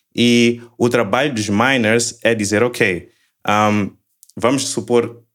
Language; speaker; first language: Portuguese; native; Portuguese